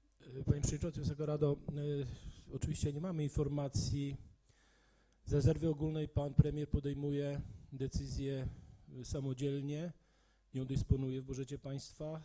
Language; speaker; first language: Polish; native; Polish